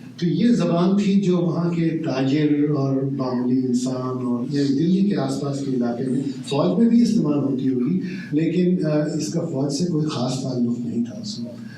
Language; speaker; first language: Urdu; native; Urdu